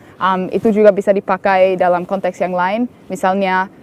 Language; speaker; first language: Indonesian; non-native, fluent; English